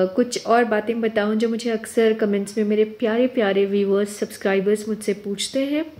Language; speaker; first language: Hindi; non-native, local second language; Urdu